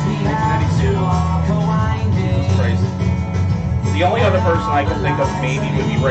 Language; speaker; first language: English; native; English